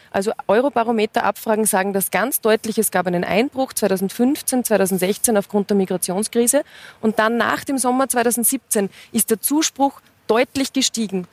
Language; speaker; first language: German; native; German